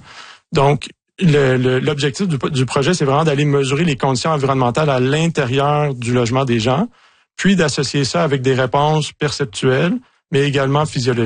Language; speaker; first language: French; native; French